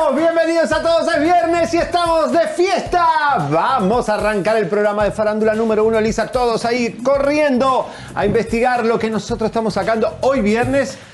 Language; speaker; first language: Spanish; native; Spanish